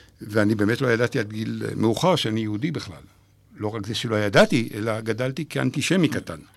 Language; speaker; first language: Hebrew; non-native, fluent; French